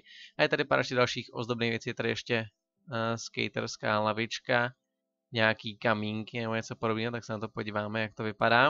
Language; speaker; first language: Czech; native; Czech